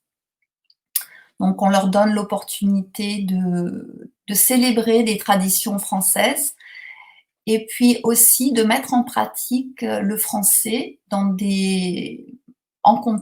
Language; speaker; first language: French; native; French